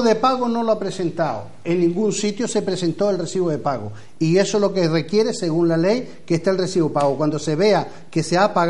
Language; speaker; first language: Spanish; native; Spanish